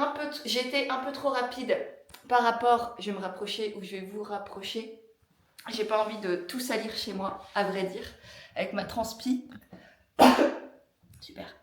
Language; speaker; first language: French; native; French